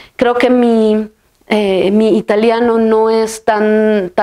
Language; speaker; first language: Spanish; native; Spanish